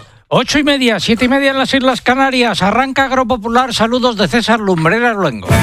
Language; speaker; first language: Spanish; native; Spanish